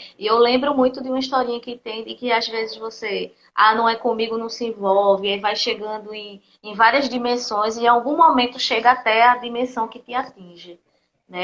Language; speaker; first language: Portuguese; native; Portuguese